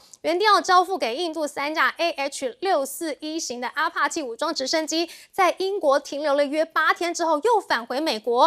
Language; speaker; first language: Chinese; native; Chinese